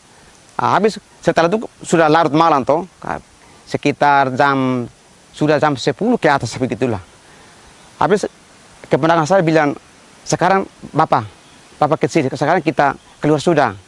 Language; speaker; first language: Indonesian; non-native, local second language; Tetum